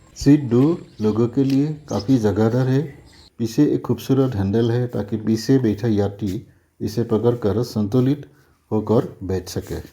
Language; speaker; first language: Hindi; non-native, local second language; Assamese